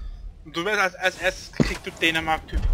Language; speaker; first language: German; native; German